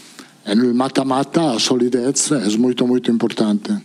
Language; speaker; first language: Portuguese; non-native, learner; Italian